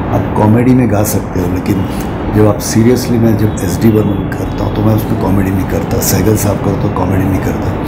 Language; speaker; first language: Hindi; non-native, local second language; Marathi